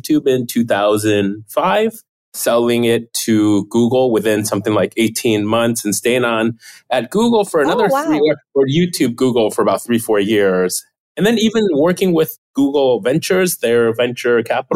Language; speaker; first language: English; early bilingual, other home language; Chinese